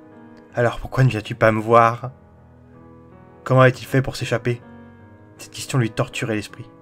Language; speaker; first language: French; native; French